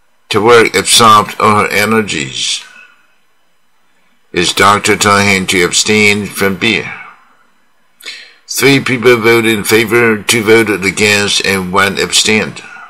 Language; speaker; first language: English; non-native, fluent; Chinese